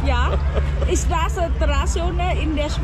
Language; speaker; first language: German; non-native, learner; Vietnamese